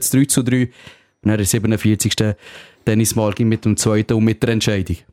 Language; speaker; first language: German; native; German